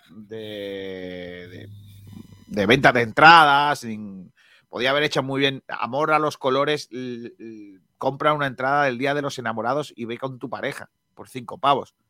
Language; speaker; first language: Spanish; native; Spanish